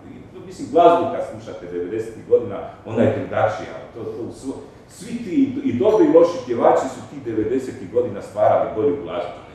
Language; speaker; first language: Croatian; native; Croatian